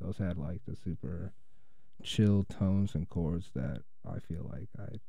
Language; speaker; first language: English; native; English